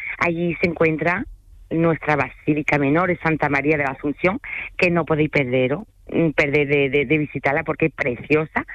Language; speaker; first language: Spanish; early bilingual, other home language; French